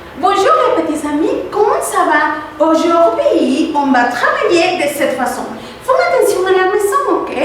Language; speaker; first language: French; non-native, fluent; Spanish